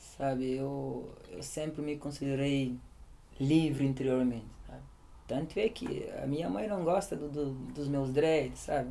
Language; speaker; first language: Portuguese; non-native, local second language; Kabuverdianu